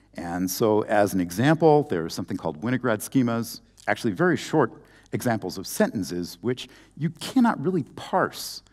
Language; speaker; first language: English; native; English